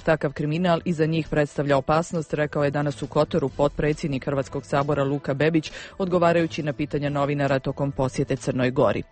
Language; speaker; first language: Croatian; native; Croatian